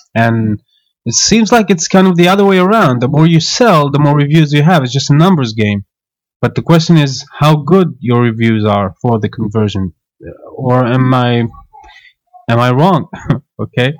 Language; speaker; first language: English; non-native, fluent; Hebrew